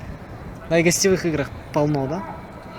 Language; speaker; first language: Russian; native; Russian